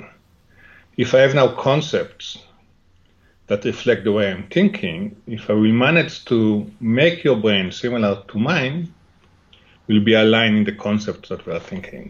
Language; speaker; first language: English; non-native, fluent; Hebrew